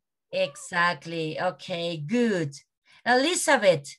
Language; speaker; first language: English; non-native, learner; Spanish